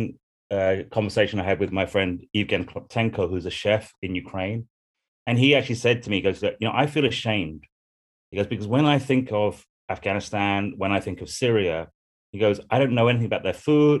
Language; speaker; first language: English; native; English